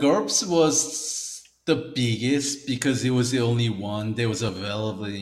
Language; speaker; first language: English; native; English